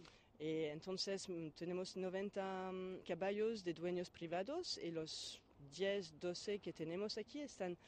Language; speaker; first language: Spanish; non-native, fluent; French